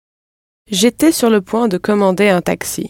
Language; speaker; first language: French; non-native, learner; English